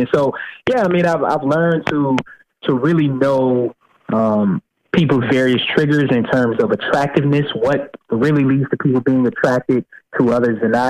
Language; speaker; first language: English; native; English